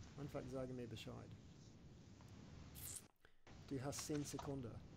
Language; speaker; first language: German; non-native, learner; English